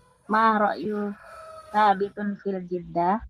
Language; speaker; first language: Arabic; non-native, learner; Indonesian